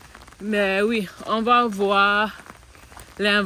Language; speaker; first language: French; non-native, learner; English